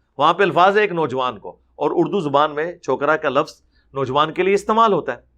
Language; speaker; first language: Urdu; non-native, local second language; Punjabi